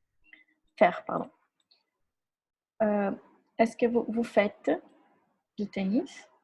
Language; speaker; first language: French; non-native, fluent; Portuguese